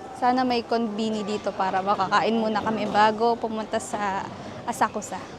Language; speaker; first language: Filipino; native; Filipino